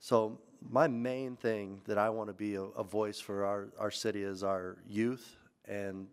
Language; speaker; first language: English; native; English